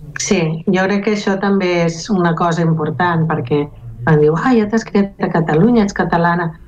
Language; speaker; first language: Catalan; non-native, local second language; Galician